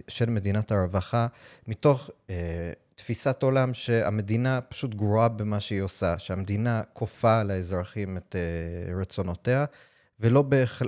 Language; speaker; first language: Hebrew; non-native, fluent; English